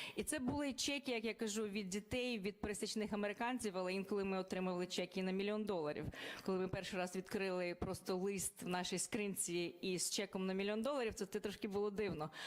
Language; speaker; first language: Ukrainian; native; Ukrainian